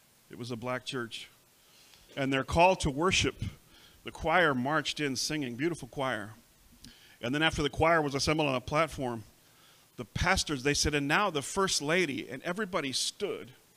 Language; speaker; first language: English; native; English